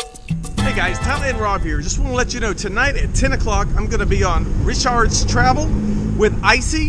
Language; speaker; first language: English; native; English